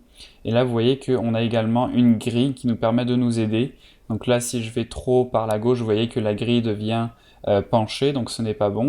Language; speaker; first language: French; native; French